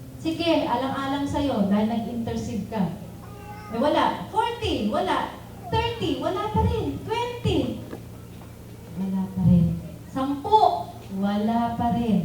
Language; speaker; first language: Filipino; native; Filipino